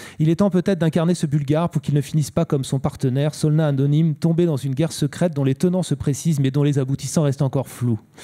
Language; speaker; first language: French; native; French